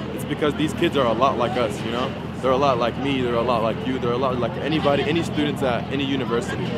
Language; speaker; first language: English; native; English